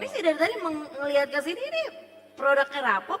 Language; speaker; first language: Indonesian; native; Indonesian